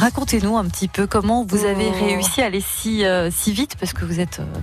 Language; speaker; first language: French; native; French